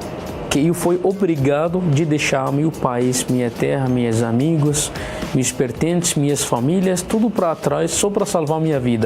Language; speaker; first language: Portuguese; non-native, learner; Arabic